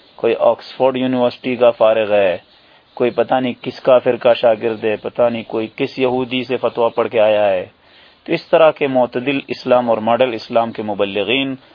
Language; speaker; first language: Urdu; native; Urdu